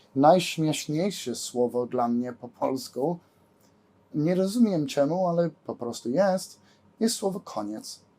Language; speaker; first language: Polish; non-native, learner; English